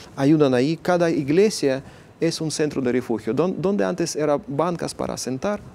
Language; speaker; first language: Spanish; non-native, fluent; Ukrainian